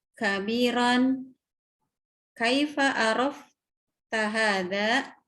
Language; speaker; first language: Arabic; non-native, learner; Indonesian